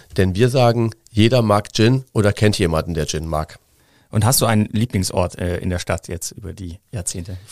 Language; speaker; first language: German; native; German